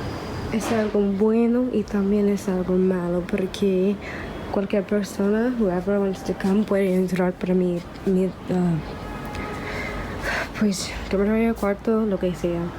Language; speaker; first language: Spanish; non-native, learner; English